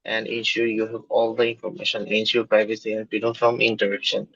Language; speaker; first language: English; non-native, local second language; Bangla